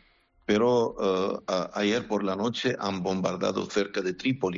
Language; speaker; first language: Spanish; non-native, fluent; Arabic